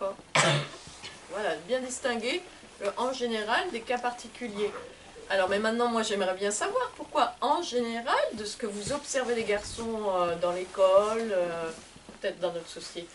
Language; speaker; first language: French; native; French